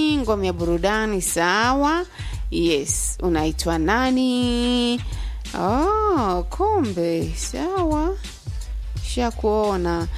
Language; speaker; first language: Swahili; native; Swahili